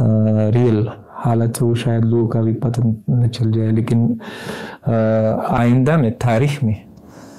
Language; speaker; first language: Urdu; non-native, fluent; Pashto